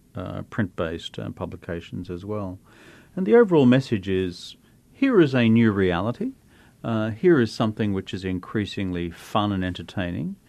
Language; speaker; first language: English; native; English